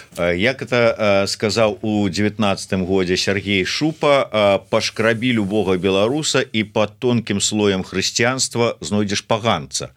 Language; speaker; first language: Belarusian; native; Belarusian